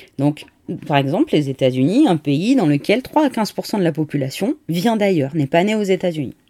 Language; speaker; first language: French; native; French